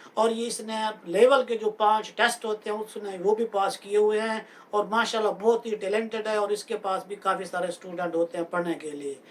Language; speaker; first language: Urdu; native; Urdu